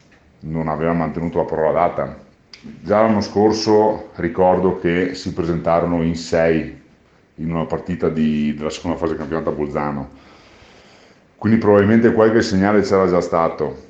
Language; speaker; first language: Italian; native; Italian